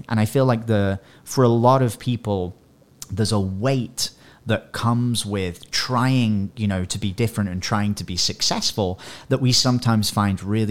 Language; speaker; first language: English; native; English